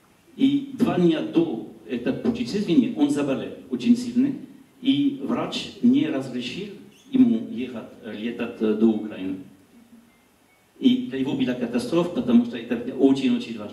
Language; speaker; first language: Russian; non-native, learner; French